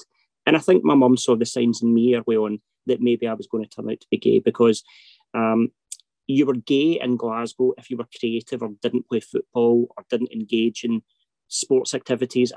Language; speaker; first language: English; native; English